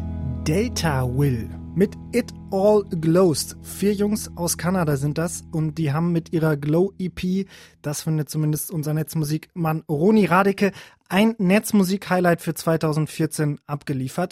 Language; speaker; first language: German; native; German